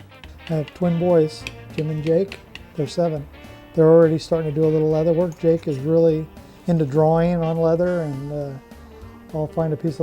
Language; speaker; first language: English; native; English